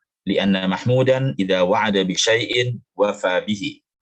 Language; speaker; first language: Arabic; non-native, fluent; Indonesian